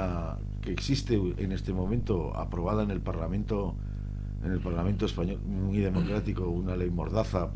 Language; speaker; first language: Spanish; native; Spanish